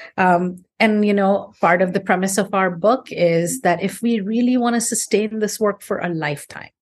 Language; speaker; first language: English; non-native, local second language; Hindi